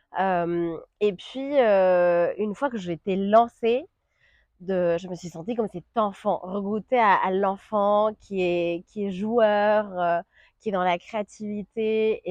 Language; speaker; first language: French; non-native, fluent; Spanish